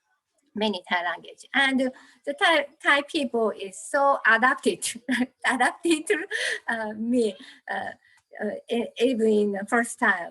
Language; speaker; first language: English; non-native, learner; Japanese